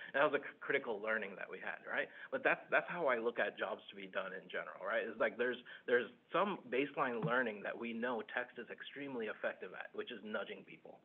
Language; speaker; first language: English; early bilingual, other home language; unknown